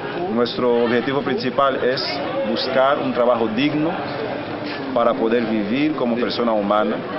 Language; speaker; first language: Spanish; non-native, fluent; Haitian Creole